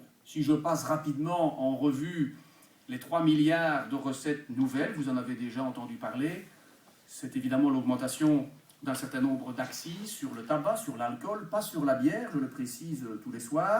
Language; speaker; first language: French; native; French